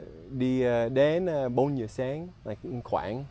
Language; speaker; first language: Vietnamese; non-native, learner; English